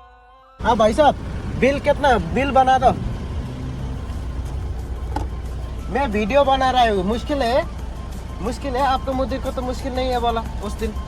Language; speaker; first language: Hindi; non-native, learner; Nepali